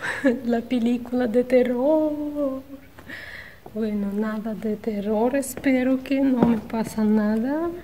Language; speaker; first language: Spanish; non-native, fluent; Russian